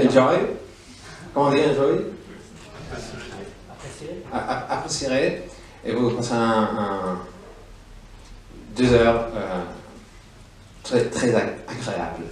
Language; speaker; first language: French; non-native, fluent; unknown